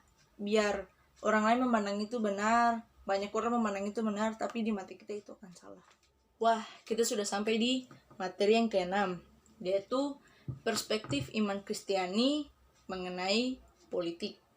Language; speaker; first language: Indonesian; native; Indonesian